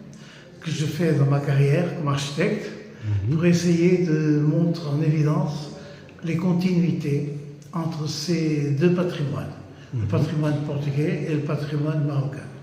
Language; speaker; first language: French; non-native, fluent; Portuguese